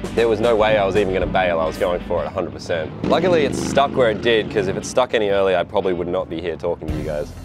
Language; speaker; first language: English; native; English